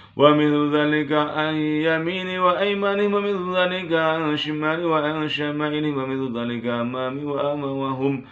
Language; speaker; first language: Arabic; non-native, fluent; Indonesian